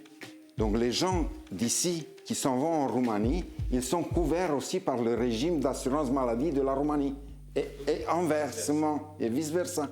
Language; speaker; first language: French; non-native, fluent; Romanian